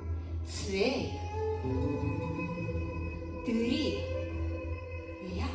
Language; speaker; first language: Dutch; non-native, learner; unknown